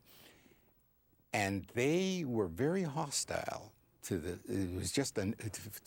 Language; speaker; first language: English; native; English